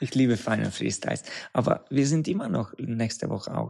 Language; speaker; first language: German; non-native, fluent; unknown